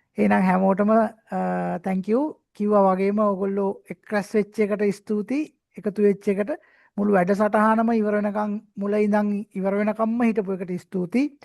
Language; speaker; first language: Sinhala; native; Sinhala